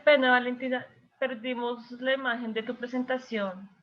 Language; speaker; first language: Spanish; native; Spanish